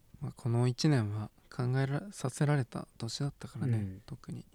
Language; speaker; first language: Japanese; native; Japanese